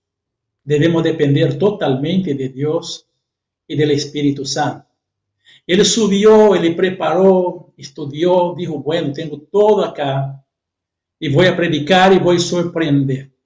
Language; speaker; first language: Spanish; non-native, fluent; Portuguese